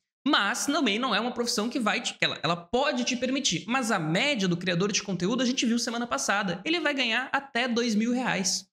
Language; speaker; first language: Portuguese; native; Portuguese